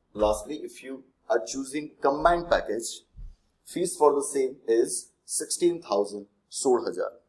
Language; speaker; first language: English; non-native, local second language; Gujarati